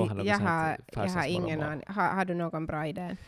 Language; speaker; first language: Swedish; non-native, local second language; Finnish